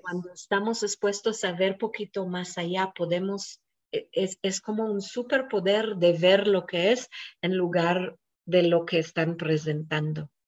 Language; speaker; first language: Spanish; non-native, fluent; Hebrew